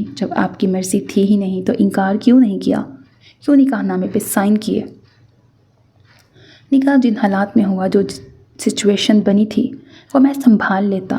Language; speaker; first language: Urdu; native; Urdu